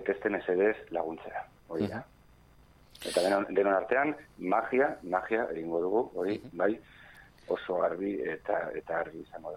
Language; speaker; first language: Basque; non-native, local second language; Spanish